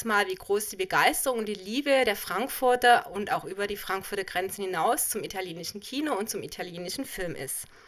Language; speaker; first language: German; native; German